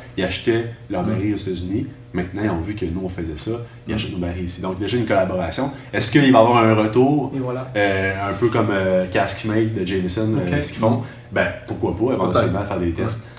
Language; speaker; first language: French; native; French